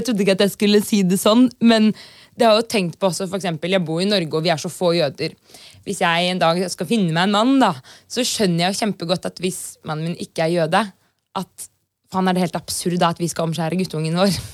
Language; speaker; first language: Norwegian; native; Norwegian